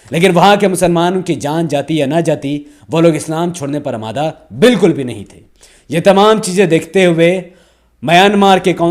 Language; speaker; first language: Hindi; native; Hindi